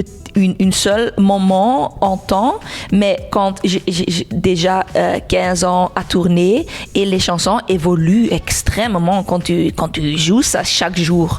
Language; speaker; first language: French; non-native, local second language; Dutch